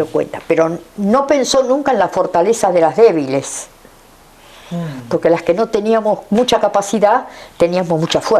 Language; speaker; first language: Spanish; native; Spanish